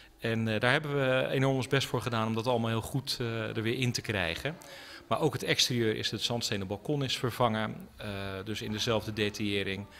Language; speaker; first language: Dutch; native; Dutch